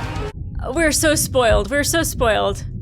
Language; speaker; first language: English; native; English